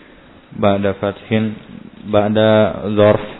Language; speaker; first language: Arabic; non-native, learner; Indonesian